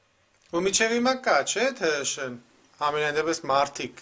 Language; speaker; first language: Armenian; native; Armenian